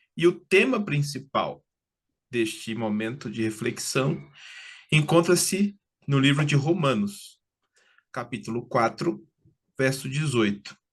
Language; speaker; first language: Portuguese; native; Portuguese